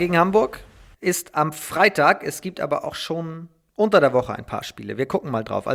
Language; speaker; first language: German; native; German